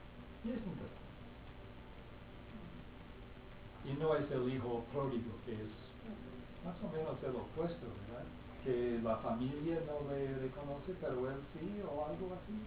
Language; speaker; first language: Spanish; non-native, fluent; English